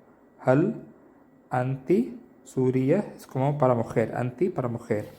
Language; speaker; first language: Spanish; non-native, learner; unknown